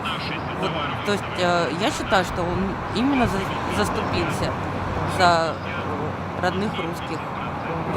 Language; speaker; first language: Russian; native; Russian